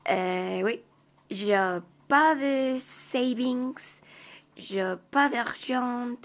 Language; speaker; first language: French; non-native, learner; Spanish